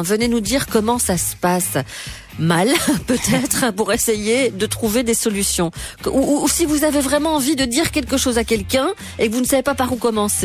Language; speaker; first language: French; native; French